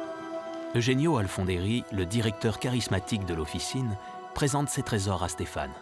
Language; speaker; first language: French; native; French